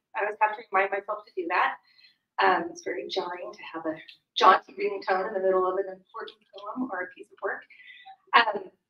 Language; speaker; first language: English; native; English